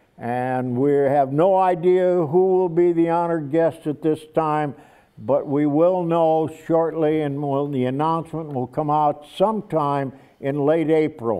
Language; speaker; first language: English; native; English